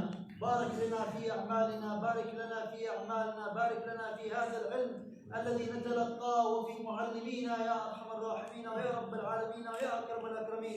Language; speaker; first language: Arabic; native; Arabic